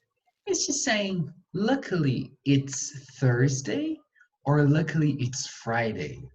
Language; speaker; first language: English; non-native, fluent; Portuguese